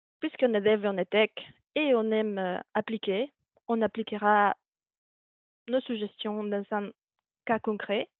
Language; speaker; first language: French; non-native, fluent; Spanish